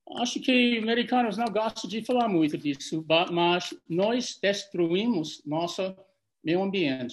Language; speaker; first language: Portuguese; non-native, fluent; English